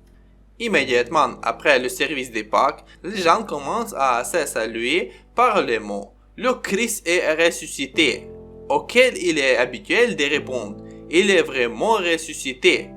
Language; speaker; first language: French; non-native, learner; Ukrainian